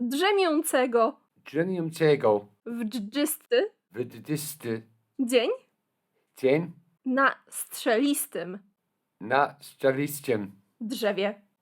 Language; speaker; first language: Polish; native; Polish